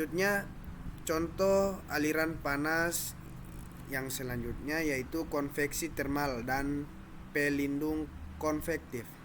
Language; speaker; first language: Indonesian; native; Indonesian